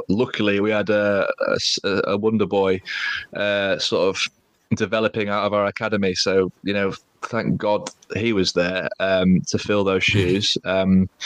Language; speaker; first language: English; native; English